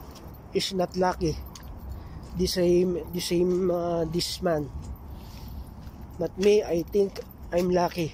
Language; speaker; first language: English; non-native, local second language; Filipino